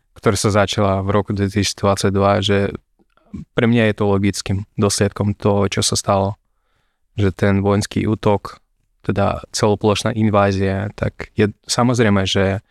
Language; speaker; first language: Slovak; non-native, fluent; Russian